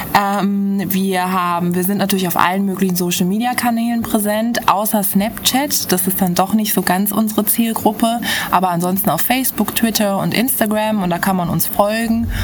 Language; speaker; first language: German; early bilingual, other home language; Turkish